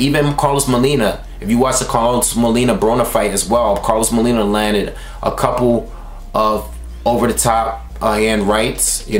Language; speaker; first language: English; native; English